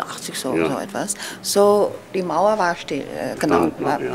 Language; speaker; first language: German; non-native, learner; Dutch